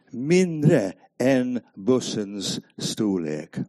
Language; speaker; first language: Swedish; non-native, fluent; English